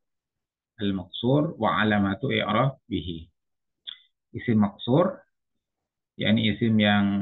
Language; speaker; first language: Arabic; non-native, fluent; Indonesian